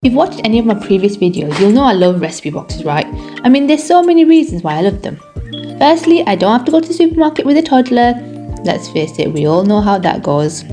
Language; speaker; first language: English; native; English